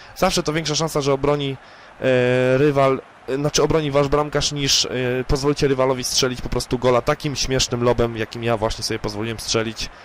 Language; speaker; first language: Polish; native; Polish